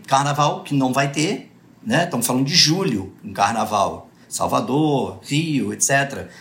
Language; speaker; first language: Portuguese; early bilingual, other home language; English